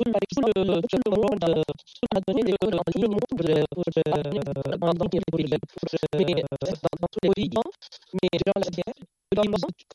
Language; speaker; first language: French; non-native, local second language; Arabic